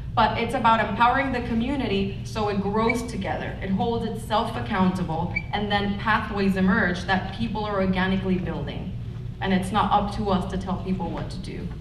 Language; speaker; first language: English; non-native, fluent; Spanish